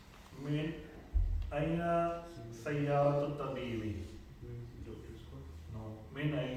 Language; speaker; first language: Arabic; non-native, fluent; Urdu